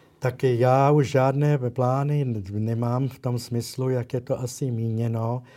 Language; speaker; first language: Czech; native; Czech